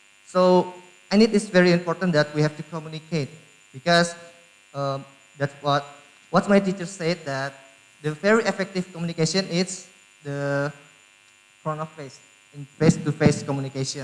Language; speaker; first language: English; non-native, learner; Indonesian